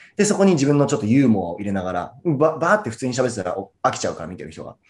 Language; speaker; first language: Japanese; native; Japanese